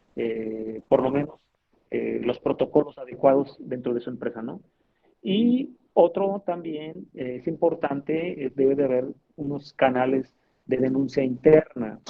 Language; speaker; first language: Spanish; native; Spanish